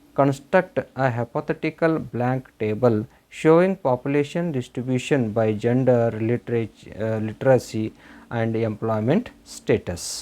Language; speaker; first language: English; non-native, local second language; Kannada